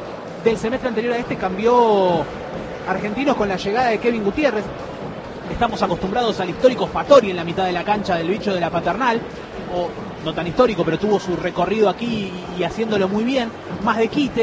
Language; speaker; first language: Spanish; native; Spanish